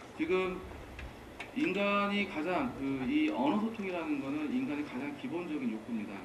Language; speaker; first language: Korean; native; Korean